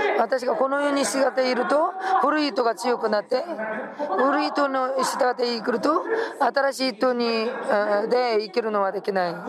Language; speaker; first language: Japanese; non-native, fluent; Korean